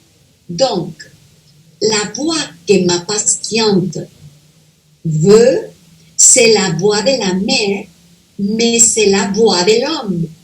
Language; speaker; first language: French; non-native, fluent; Spanish